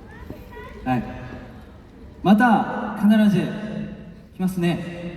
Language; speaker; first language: Japanese; non-native, learner; Korean